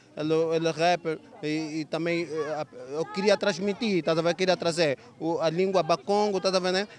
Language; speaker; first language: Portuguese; native; Portuguese